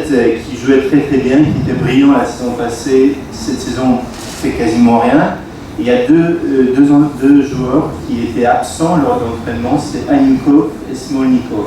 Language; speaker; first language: French; non-native, fluent; Russian